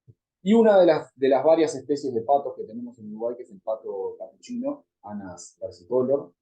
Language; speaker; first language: Spanish; native; Spanish